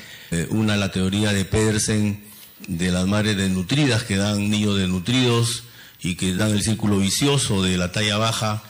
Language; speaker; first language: Spanish; native; Spanish